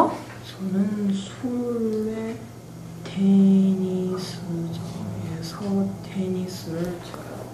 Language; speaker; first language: Korean; non-native, learner; Chinese